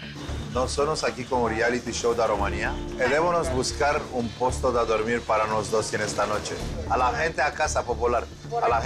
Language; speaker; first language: Spanish; non-native, learner; Romanian